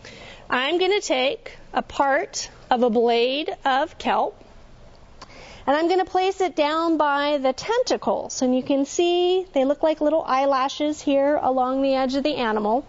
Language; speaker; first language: English; native; English